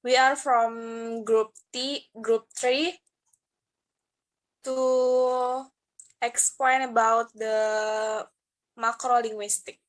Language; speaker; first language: English; non-native, learner; Indonesian